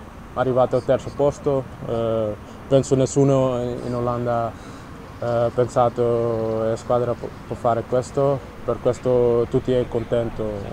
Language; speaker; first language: Italian; non-native, learner; Dutch